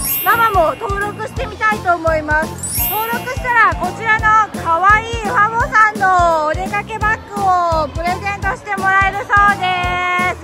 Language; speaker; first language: Japanese; native; Japanese